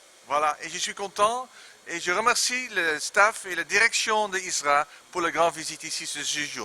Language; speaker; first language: French; non-native, learner; Dutch